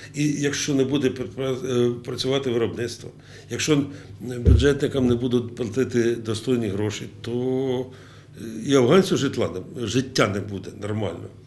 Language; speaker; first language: Ukrainian; native; Ukrainian